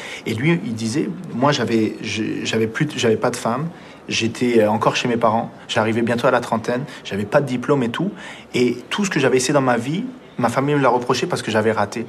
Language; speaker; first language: French; early bilingual, other home language; Arabic